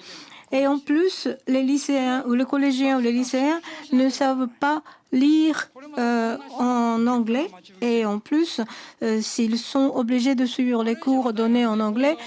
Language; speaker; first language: French; non-native, fluent; Japanese